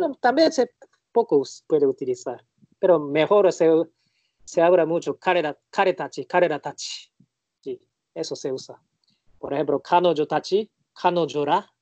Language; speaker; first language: Spanish; non-native, learner; Japanese